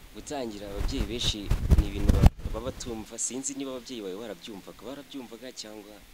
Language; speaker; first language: Kinyarwanda; native; Kinyarwanda